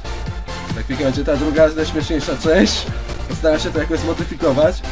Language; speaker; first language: Polish; native; Polish